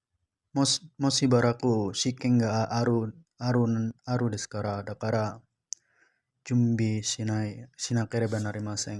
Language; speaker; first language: Japanese; non-native, learner; Indonesian